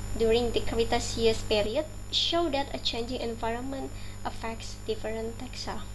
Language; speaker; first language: English; non-native, fluent; Indonesian